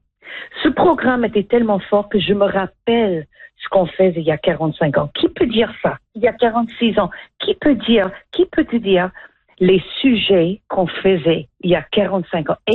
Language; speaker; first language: French; non-native, local second language; English